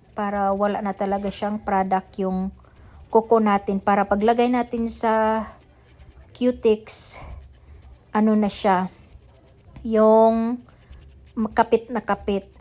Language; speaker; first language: Filipino; non-native, local second language; Cebuano